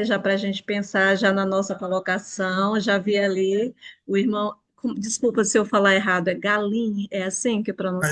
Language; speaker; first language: Portuguese; native; Portuguese